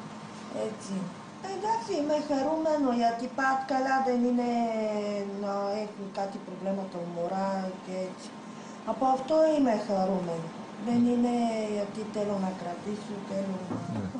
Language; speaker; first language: Greek; non-native, learner; Bulgarian